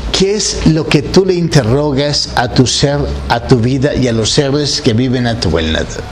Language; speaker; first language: Spanish; native; Spanish